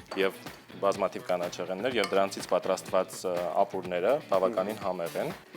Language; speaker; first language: Armenian; native; Armenian